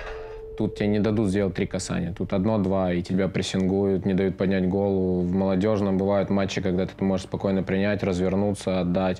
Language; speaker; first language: Russian; native; Russian